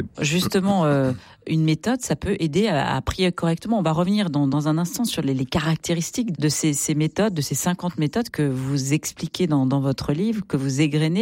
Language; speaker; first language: French; native; French